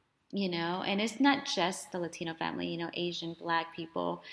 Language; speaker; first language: English; early bilingual, other home language; Spanish